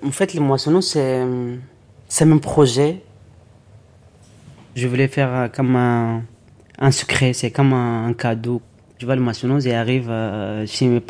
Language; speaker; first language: French; non-native, learner; Arabic